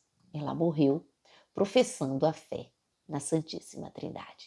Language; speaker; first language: Portuguese; native; Portuguese